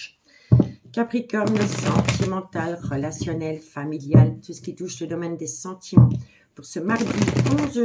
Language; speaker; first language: French; native; French